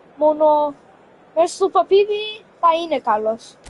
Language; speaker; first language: Greek; non-native, learner; Romanian